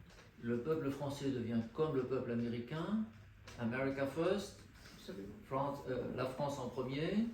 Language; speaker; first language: French; native; French